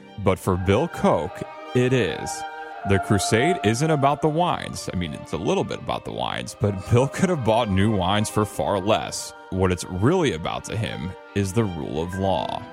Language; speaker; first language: English; native; English